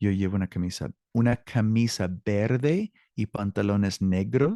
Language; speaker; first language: Spanish; non-native, fluent; English